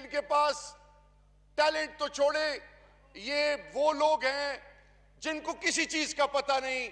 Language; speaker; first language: Urdu; non-native, local second language; Pashto